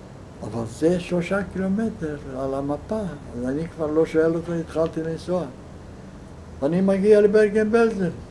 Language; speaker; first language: Hebrew; non-native, fluent; Yiddish